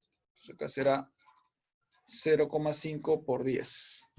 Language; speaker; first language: Spanish; native; Spanish